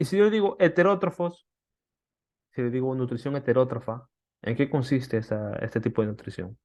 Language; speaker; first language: Spanish; native; Spanish